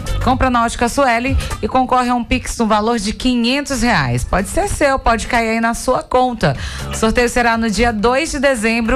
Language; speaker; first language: Portuguese; native; Portuguese